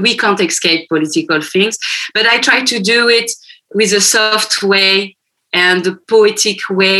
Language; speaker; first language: English; non-native, fluent; French